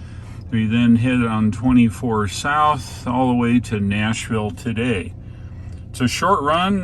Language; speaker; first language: English; native; English